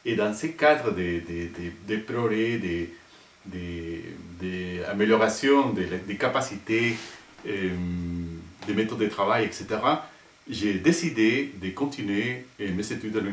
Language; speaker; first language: French; non-native, fluent; Spanish